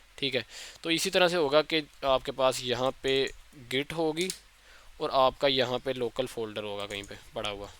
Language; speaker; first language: Urdu; native; Urdu